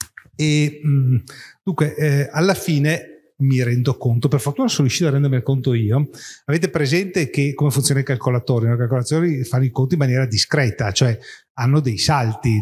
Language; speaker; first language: Italian; native; Italian